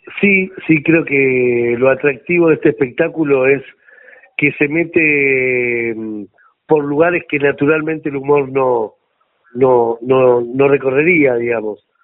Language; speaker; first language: Spanish; native; Spanish